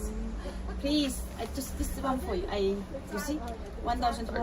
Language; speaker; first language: English; non-native, learner; Cantonese